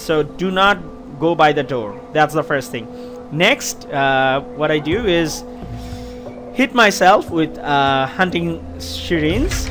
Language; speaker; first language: English; non-native, fluent; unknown